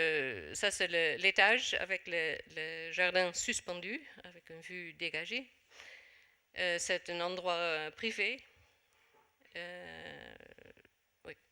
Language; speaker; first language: French; non-native, fluent; Dutch